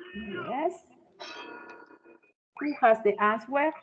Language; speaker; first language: English; non-native, fluent; Spanish